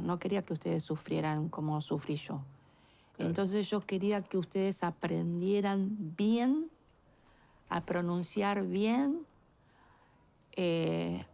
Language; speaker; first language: Spanish; early bilingual, other home language; Chinese